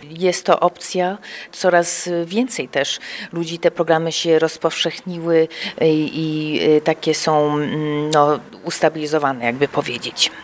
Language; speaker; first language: Polish; early bilingual, heritage; Polish